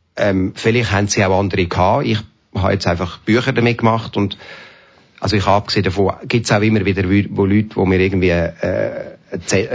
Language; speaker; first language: German; native; German